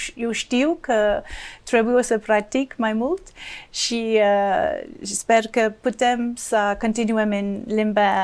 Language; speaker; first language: Romanian; non-native, learner; English